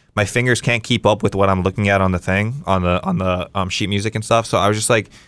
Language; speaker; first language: English; native; English